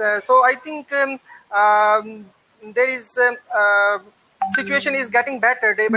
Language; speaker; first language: English; non-native, learner; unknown